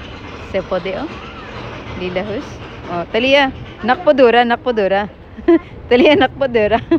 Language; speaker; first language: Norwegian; non-native, learner; Filipino